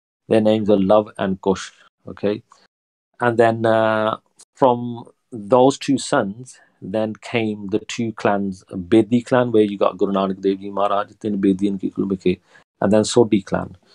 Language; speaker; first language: English; early bilingual, other home language; Punjabi